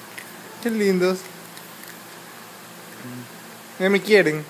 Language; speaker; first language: Spanish; native; Spanish